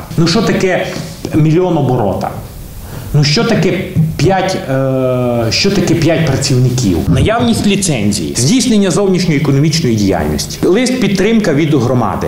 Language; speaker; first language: Ukrainian; native; Ukrainian